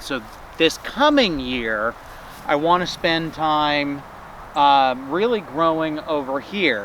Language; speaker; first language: English; native; English